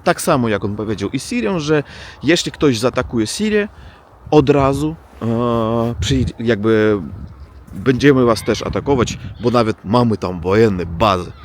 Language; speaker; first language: Polish; non-native, fluent; Russian